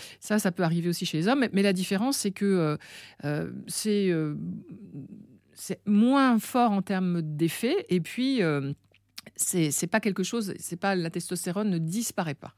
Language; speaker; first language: French; native; French